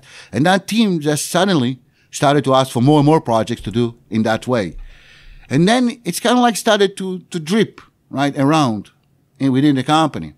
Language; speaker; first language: English; non-native, fluent; Hebrew